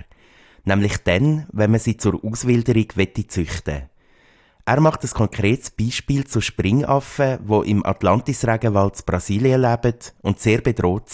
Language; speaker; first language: German; native; German